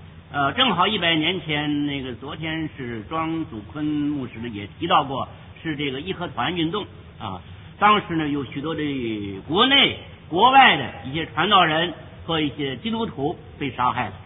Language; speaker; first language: Chinese; native; Chinese